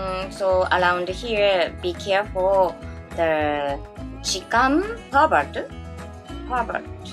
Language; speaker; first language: English; non-native, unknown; Japanese